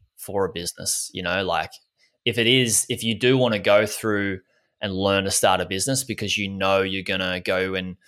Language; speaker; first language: English; native; English